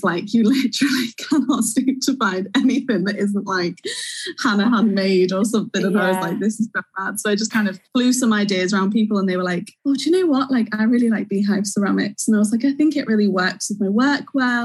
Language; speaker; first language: English; native; English